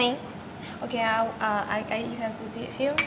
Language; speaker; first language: English; non-native, learner; Chinese